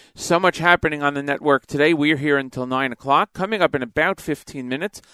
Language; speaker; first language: English; native; English